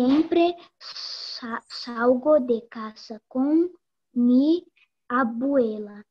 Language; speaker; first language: Spanish; non-native, learner; Portuguese